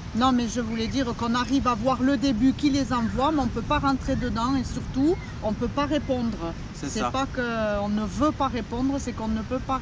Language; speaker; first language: French; native; French